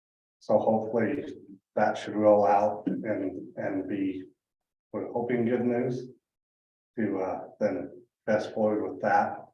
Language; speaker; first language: English; native; English